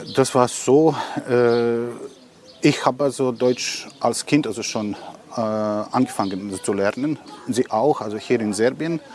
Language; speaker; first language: German; non-native, fluent; Serbian